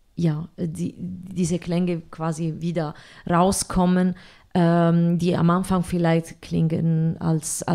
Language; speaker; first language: German; non-native, fluent; Italian